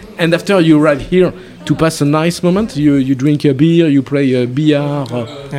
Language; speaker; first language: English; non-native, learner; French